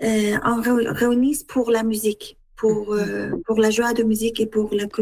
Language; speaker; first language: French; non-native, learner; Persian